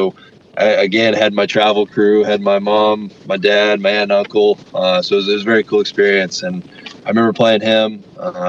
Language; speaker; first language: English; native; English